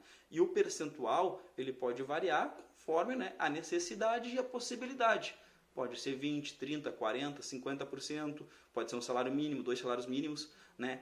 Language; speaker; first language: Portuguese; native; Portuguese